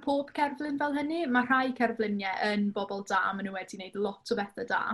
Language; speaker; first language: Welsh; non-native, local second language; English